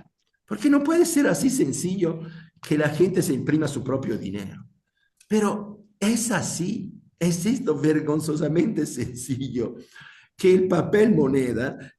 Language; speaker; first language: Spanish; non-native, fluent; Italian